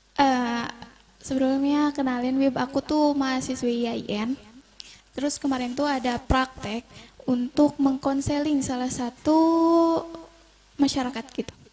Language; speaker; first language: Indonesian; native; Indonesian